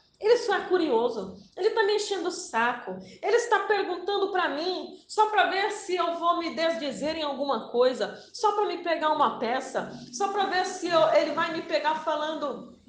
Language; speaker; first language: Portuguese; native; Portuguese